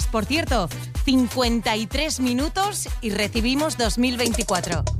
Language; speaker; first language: Spanish; native; Spanish